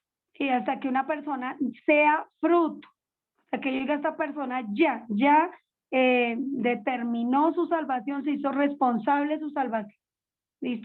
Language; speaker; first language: Spanish; native; Spanish